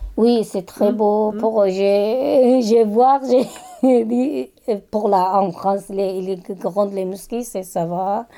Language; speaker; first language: French; non-native, fluent; Turkish